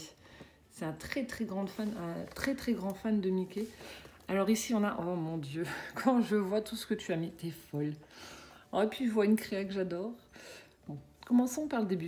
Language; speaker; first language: French; native; French